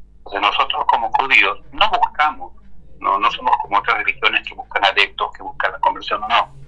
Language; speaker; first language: Spanish; native; Spanish